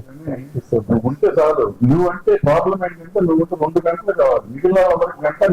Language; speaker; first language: Telugu; native; Telugu